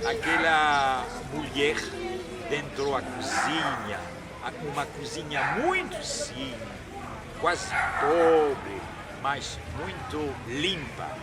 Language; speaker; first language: Portuguese; non-native, fluent; French